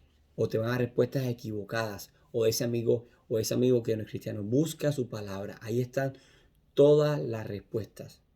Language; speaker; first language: Spanish; native; Spanish